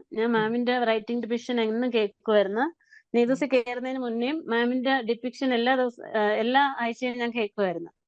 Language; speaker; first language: Malayalam; native; Malayalam